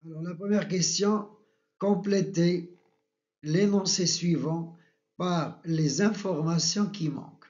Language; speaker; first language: French; non-native, local second language; Arabic